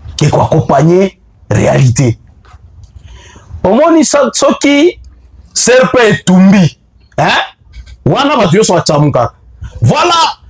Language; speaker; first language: Lingala; non-native, local second language; Swahili